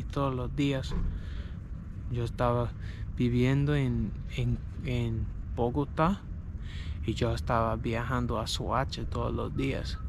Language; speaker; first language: Spanish; non-native, learner; English